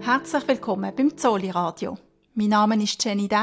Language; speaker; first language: German; native; German